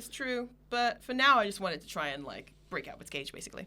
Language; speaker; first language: English; native; English